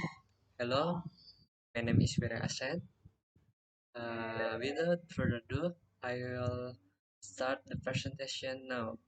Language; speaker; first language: English; non-native, learner; Indonesian